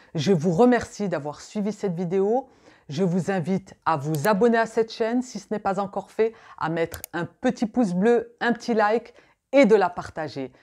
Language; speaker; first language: French; native; French